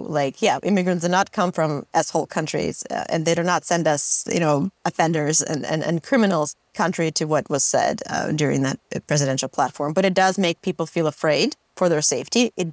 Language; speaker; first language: English; non-native, fluent; Russian